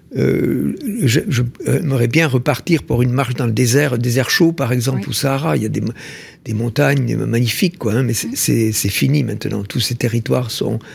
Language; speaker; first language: French; native; French